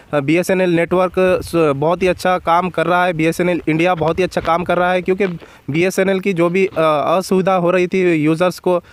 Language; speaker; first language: Hindi; non-native, local second language; Marathi